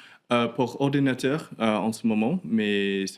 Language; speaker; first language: French; non-native, learner; English